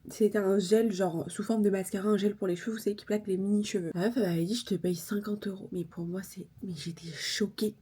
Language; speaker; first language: French; native; French